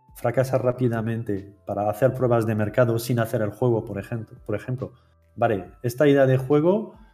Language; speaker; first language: Spanish; non-native, fluent; French